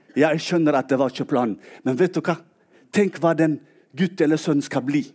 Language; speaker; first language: Norwegian; non-native, fluent; Tigrinya